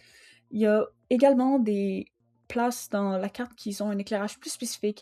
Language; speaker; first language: French; native; French